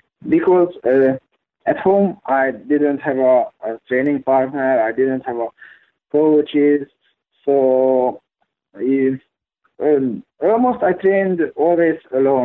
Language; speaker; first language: English; non-native, learner; Hungarian